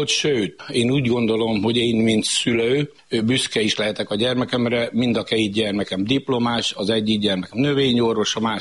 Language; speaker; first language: Hungarian; native; Hungarian